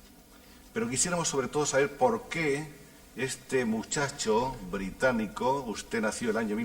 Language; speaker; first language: Spanish; native; Spanish